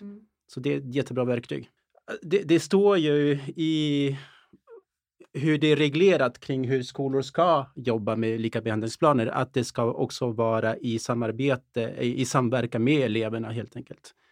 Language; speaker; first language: Swedish; early bilingual, other home language; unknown